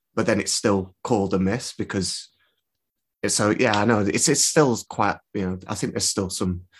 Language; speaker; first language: English; native; English